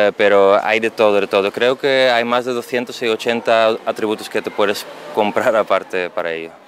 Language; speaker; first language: Spanish; non-native, fluent; Dutch